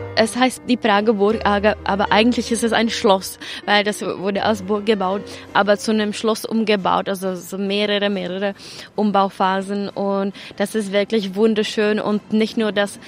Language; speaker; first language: German; non-native, fluent; Czech